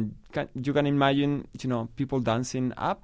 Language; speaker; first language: English; non-native, fluent; Spanish